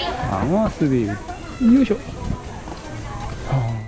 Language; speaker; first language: Spanish; non-native, learner; Japanese